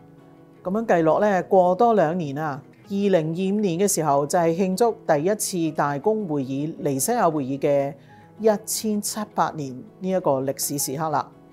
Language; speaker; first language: Chinese; native; Chinese